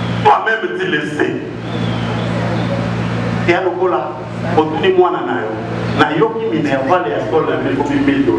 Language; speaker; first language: French; non-native, local second language; Lingala